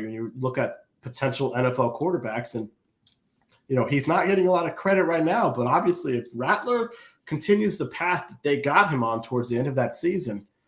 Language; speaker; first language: English; native; English